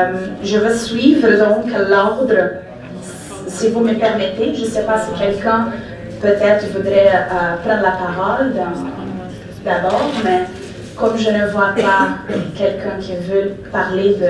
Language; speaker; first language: French; non-native, fluent; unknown